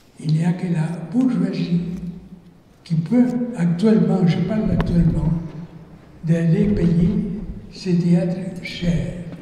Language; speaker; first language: French; non-native, fluent; Spanish